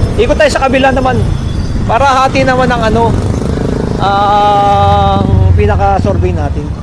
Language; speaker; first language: Filipino; native; Filipino